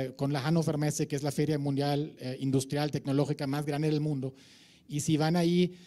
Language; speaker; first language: Spanish; non-native, fluent; German